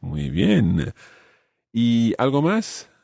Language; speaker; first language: Spanish; non-native, fluent; English